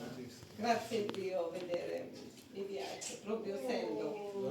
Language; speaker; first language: Italian; non-native, local second language; Georgian